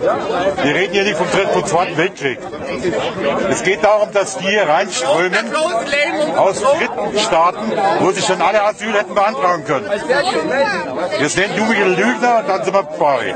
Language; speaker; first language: German; native; German